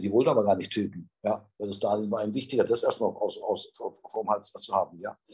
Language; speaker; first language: German; native; German